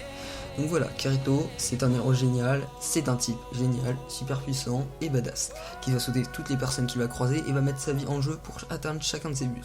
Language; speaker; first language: French; native; French